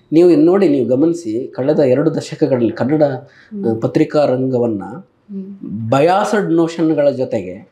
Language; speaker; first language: Kannada; native; Kannada